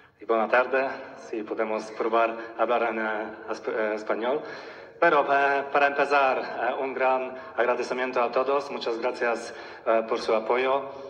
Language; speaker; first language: Spanish; non-native, learner; Polish